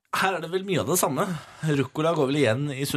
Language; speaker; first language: Norwegian; native; Norwegian